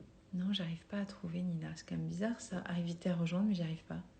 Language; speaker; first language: French; native; French